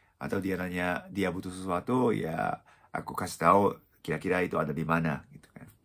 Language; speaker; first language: Indonesian; non-native, fluent; Japanese